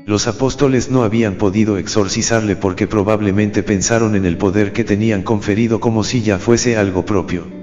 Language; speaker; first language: Spanish; native; Spanish